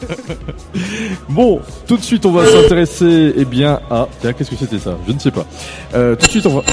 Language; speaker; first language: French; native; French